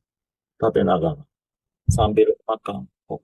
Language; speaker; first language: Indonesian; non-native, learner; Japanese